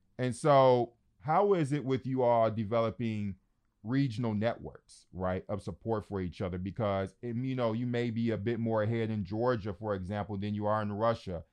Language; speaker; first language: English; native; English